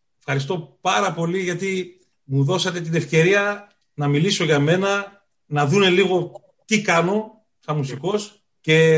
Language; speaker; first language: Greek; native; Greek